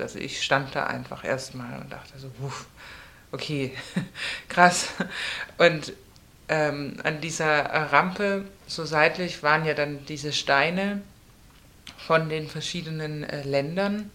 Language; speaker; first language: German; native; German